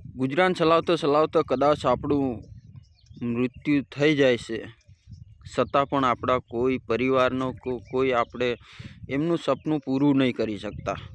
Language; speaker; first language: Gujarati; non-native, local second language; Bhili